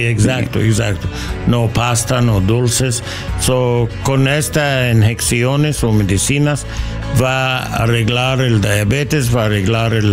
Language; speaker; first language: Spanish; non-native, learner; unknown